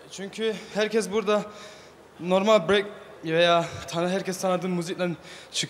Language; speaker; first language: Turkish; early bilingual, heritage; Turkish